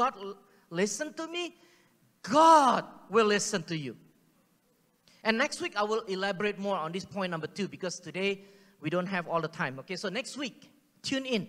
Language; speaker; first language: English; native; English